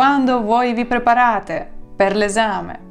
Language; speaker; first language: Italian; non-native, fluent; Ukrainian